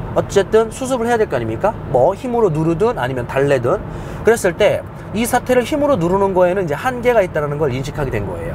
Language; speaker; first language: Korean; native; Korean